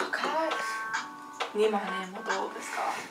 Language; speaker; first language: Japanese; non-native, learner; English